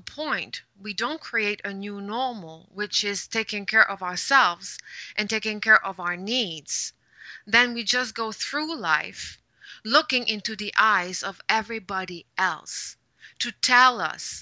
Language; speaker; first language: English; non-native, fluent; French